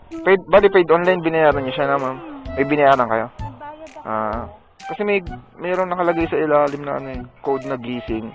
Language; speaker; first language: Filipino; native; Filipino